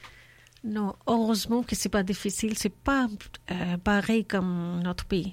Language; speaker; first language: French; non-native, learner; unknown